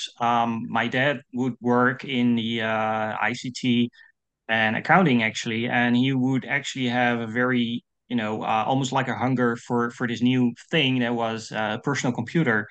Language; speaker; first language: English; non-native, fluent; Dutch